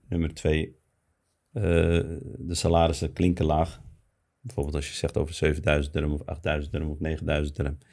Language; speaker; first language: Dutch; early bilingual, other home language; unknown